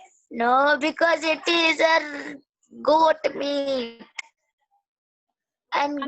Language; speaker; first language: English; non-native, learner; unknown